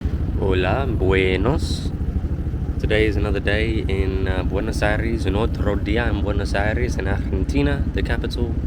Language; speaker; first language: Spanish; non-native, learner; English